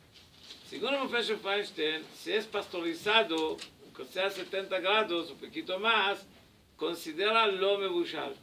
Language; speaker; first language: Spanish; non-native, learner; Hebrew